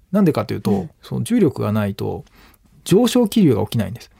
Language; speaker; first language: Japanese; native; Japanese